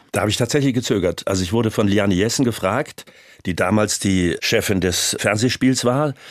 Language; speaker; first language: German; native; German